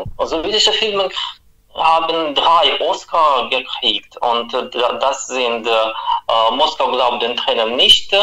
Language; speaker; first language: German; non-native, fluent; Russian